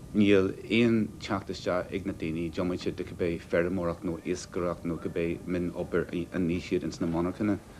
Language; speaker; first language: Irish; native; Irish